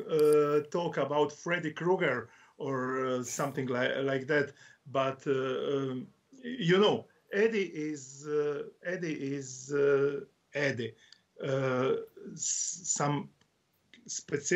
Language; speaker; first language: English; non-native, learner; Croatian